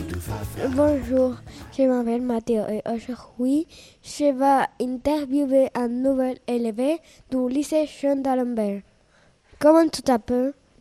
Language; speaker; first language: French; non-native, learner; Spanish